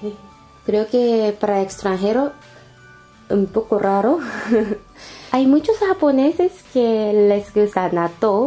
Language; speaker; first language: Spanish; non-native, fluent; Japanese